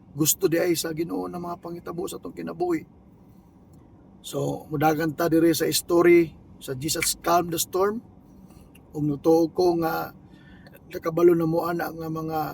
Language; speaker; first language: Cebuano; non-native, local second language; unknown